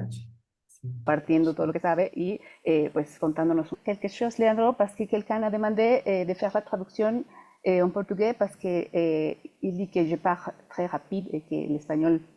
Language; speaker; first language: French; non-native, fluent; Spanish